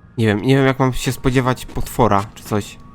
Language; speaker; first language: Polish; native; Polish